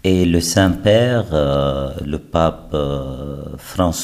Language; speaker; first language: French; non-native, fluent; Arabic